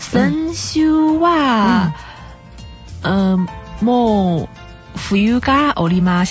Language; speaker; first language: Japanese; non-native, learner; Chinese